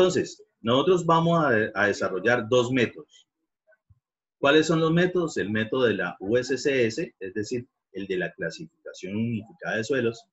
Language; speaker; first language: Spanish; native; Spanish